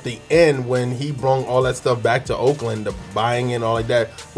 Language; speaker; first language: English; native; English